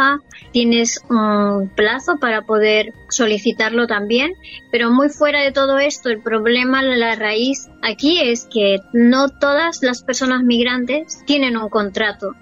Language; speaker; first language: Spanish; native; Spanish